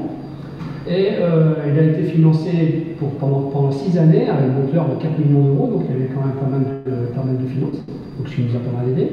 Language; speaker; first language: French; native; French